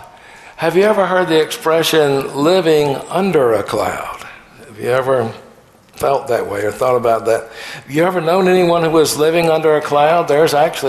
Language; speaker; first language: English; native; English